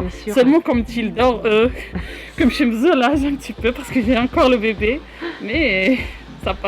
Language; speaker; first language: French; non-native, learner; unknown